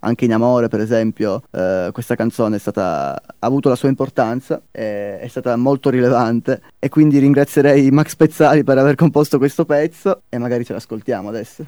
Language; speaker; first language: Italian; native; Italian